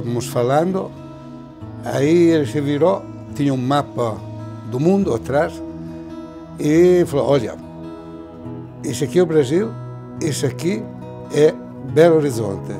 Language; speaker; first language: Portuguese; non-native, fluent; Italian